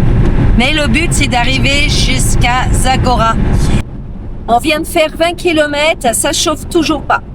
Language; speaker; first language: French; native; French